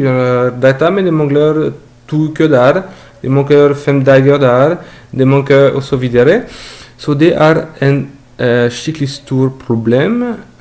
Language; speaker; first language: Norwegian; non-native, fluent; French